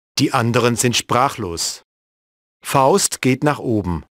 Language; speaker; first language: German; native; German